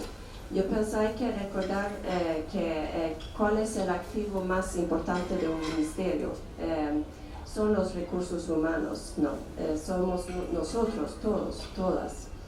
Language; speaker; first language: Spanish; non-native, fluent; Swedish